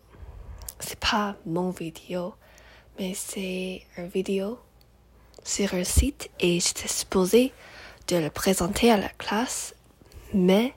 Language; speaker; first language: French; non-native, local second language; English